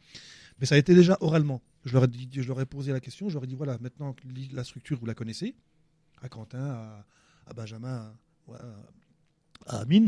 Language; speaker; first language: French; native; French